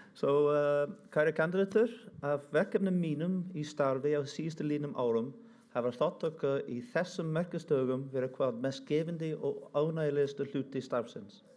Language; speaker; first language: Icelandic; non-native, fluent; English